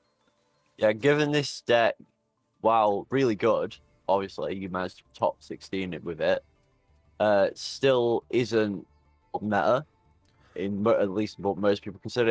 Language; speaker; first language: English; native; English